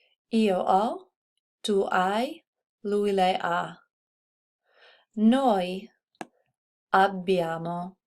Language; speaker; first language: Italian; non-native, fluent; English